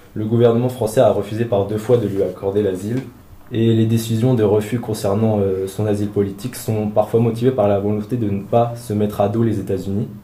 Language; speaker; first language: French; native; French